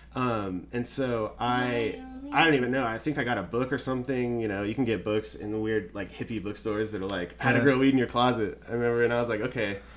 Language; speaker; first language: English; native; English